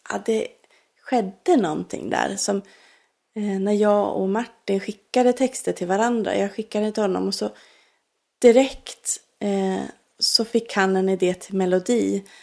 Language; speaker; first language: Swedish; native; Swedish